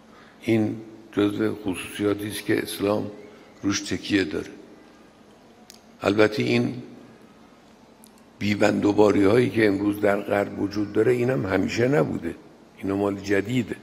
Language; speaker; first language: Persian; native; Persian